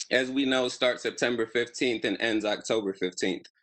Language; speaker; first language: English; native; English